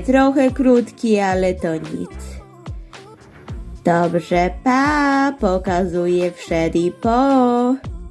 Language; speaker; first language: Polish; early bilingual, heritage; Polish